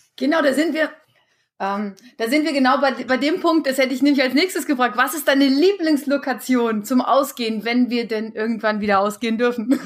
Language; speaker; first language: German; native; German